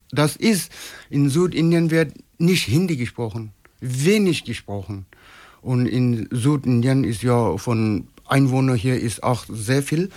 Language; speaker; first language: German; non-native, fluent; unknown